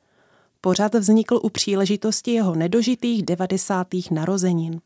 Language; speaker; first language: Czech; native; Czech